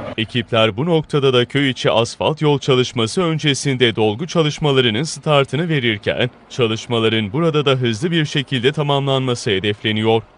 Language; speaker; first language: Turkish; native; Turkish